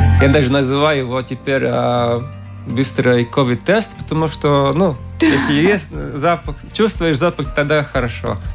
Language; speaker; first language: Russian; non-native, local second language; Latvian